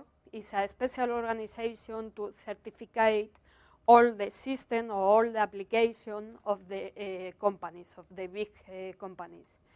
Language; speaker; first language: English; non-native, learner; Spanish